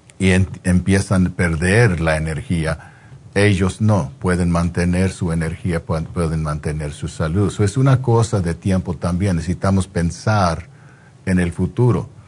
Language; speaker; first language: Spanish; non-native, fluent; English